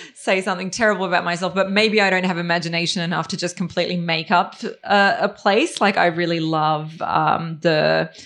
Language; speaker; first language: English; early bilingual, other home language; Serbian